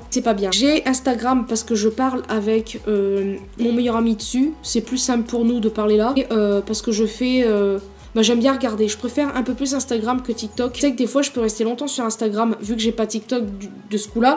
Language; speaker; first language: French; native; French